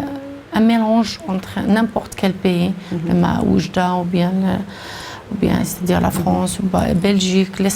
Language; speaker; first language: French; non-native, local second language; Arabic